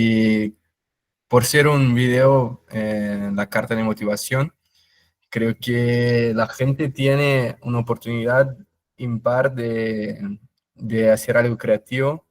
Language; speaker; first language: Spanish; non-native, fluent; Portuguese